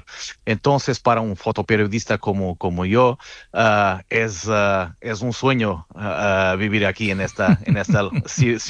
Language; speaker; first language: Spanish; non-native, fluent; Portuguese